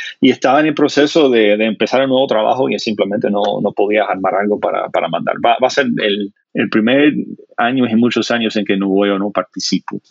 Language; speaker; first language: Spanish; non-native, fluent; English